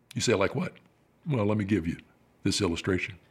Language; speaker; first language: English; native; English